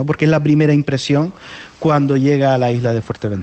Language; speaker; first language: Spanish; native; Spanish